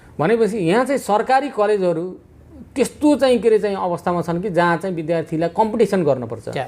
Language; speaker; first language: Nepali; native; Nepali